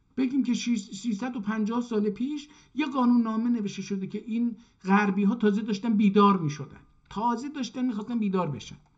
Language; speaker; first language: Persian; non-native, local second language; Azerbaijani